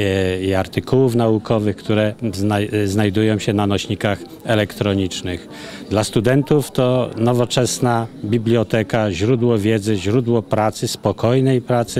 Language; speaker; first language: Polish; native; Polish